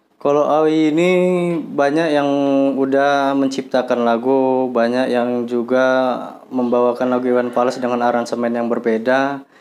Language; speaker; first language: Indonesian; native; Indonesian